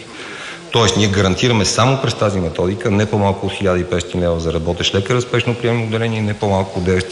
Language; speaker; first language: Bulgarian; native; Bulgarian